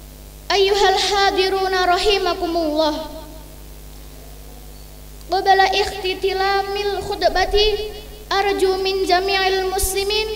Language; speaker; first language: Arabic; non-native, learner; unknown